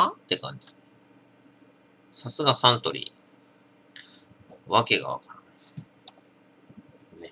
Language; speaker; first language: Japanese; native; Japanese